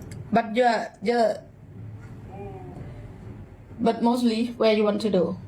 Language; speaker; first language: English; non-native, learner; Thai